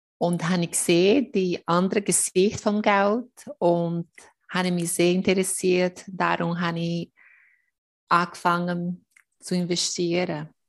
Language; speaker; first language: German; non-native, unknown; Portuguese